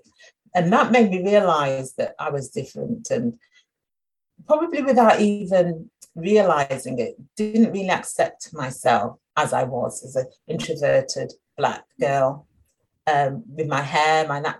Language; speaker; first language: English; native; English